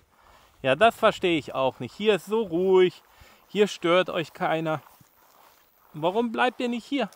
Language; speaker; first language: German; native; German